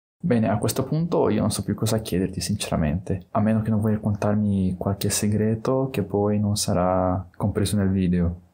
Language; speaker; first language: Italian; native; Italian